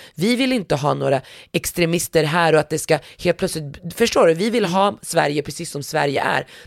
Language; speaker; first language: Swedish; early bilingual, other home language; Arabic